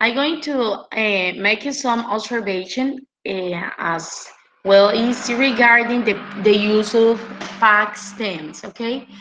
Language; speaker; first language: English; non-native, fluent; Spanish